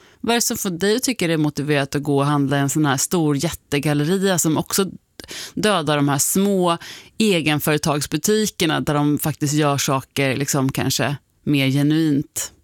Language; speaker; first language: Swedish; native; Swedish